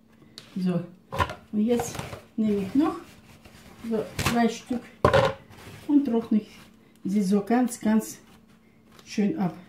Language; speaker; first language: German; non-native, fluent; Russian